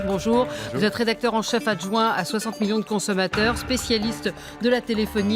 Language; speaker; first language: French; native; French